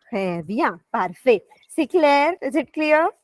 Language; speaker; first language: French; non-native, fluent; Hindi